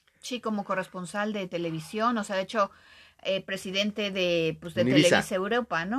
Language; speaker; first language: Spanish; native; Spanish